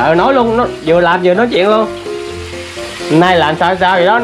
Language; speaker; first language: Vietnamese; native; Vietnamese